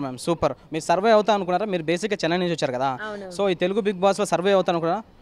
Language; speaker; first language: Telugu; native; Telugu